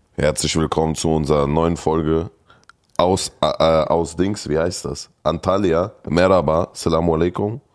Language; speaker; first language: German; early bilingual, other home language; Russian